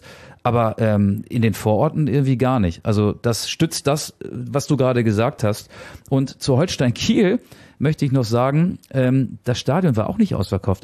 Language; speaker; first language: German; native; German